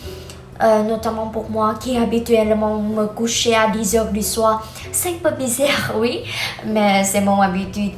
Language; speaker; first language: French; non-native, learner; Vietnamese